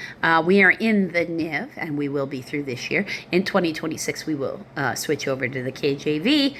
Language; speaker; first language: English; native; English